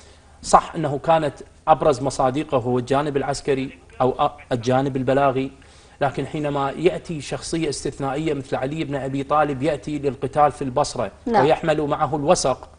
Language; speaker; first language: Arabic; native; Arabic